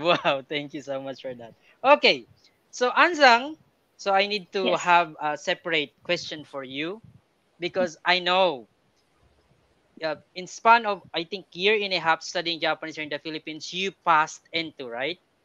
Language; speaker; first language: English; non-native, local second language; Filipino